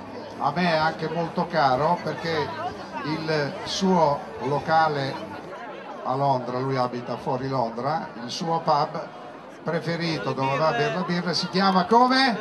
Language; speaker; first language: Italian; native; Italian